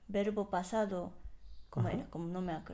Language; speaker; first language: Spanish; non-native, fluent; Japanese